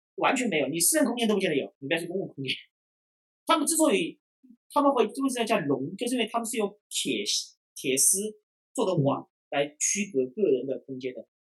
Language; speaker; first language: Chinese; non-native, local second language; Cantonese